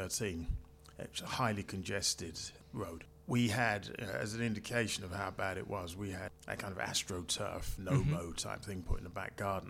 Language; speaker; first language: English; native; English